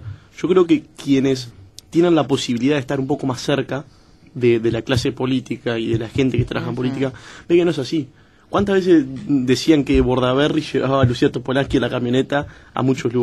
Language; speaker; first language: Spanish; native; Spanish